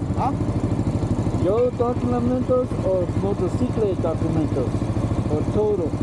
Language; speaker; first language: Spanish; non-native, learner; English